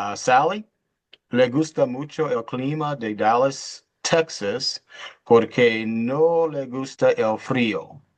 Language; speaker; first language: Spanish; non-native, learner; English